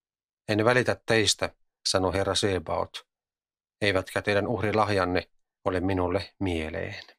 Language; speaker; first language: Finnish; native; Finnish